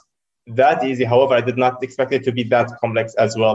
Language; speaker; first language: English; non-native, fluent; Arabic